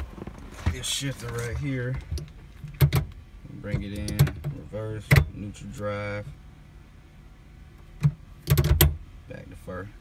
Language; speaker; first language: English; native; English